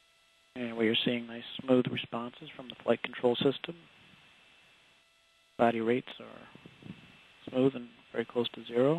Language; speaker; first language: English; native; English